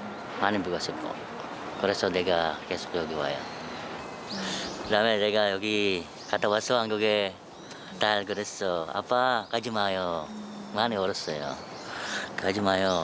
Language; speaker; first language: Korean; non-native, learner; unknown